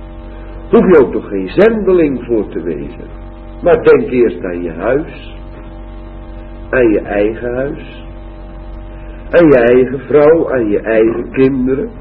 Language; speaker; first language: Dutch; native; Dutch